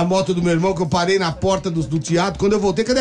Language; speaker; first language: Portuguese; native; Portuguese